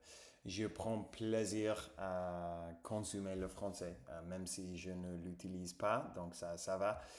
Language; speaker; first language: French; non-native, fluent; English